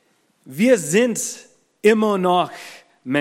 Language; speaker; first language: German; non-native, fluent; English